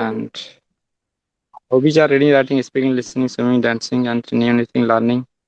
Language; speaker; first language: English; non-native, learner; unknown